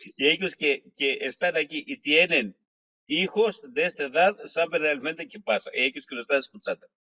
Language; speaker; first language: Spanish; non-native, fluent; Greek